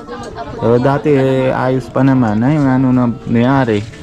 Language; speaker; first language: Filipino; non-native, learner; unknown